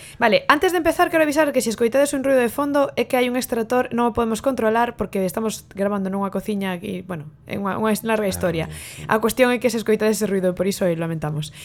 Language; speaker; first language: Galician; native; Galician